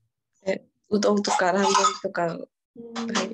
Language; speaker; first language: Japanese; non-native, learner; Vietnamese